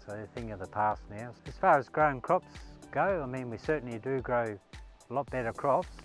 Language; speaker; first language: English; native; English